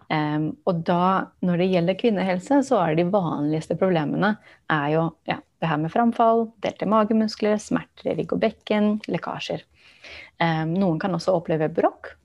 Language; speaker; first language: Norwegian; non-native, fluent; English